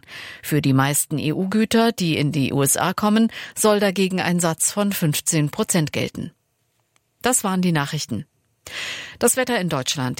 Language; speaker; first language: German; native; German